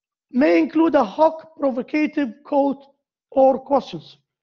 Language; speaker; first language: English; non-native, fluent; Arabic